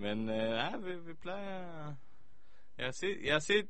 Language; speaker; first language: Danish; early bilingual, heritage; Hebrew